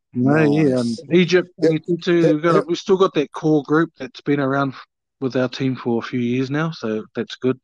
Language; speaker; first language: English; native; English